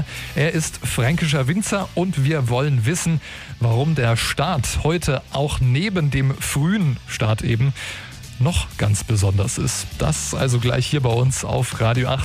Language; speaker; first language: German; native; German